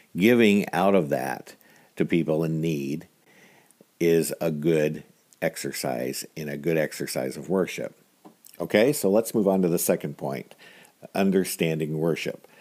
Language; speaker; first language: English; native; English